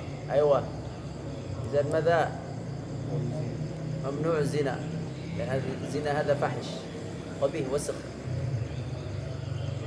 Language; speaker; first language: Arabic; non-native, fluent; Indonesian